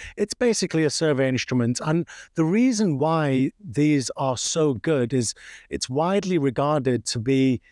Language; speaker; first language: English; native; English